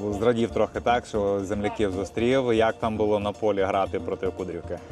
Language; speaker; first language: Ukrainian; native; Ukrainian